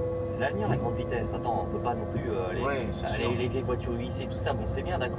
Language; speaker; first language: French; native; French